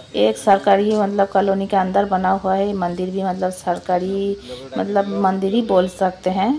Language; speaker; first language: Hindi; non-native, local second language; Odia